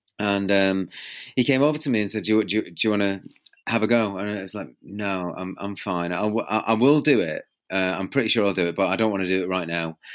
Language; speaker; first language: English; native; English